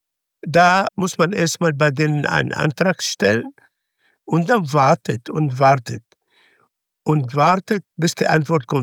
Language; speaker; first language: German; non-native, fluent; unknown